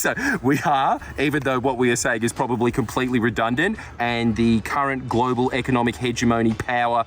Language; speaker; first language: English; native; English